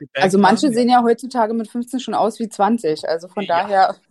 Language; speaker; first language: German; native; German